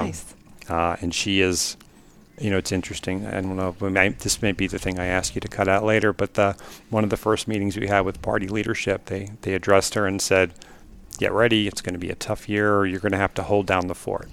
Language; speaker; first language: English; native; English